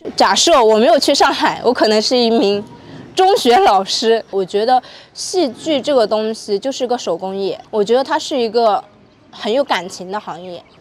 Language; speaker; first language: Chinese; native; Chinese